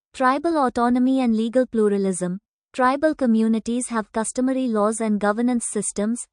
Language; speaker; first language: English; non-native, local second language; Tamil